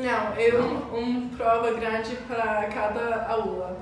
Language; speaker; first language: Portuguese; non-native, learner; English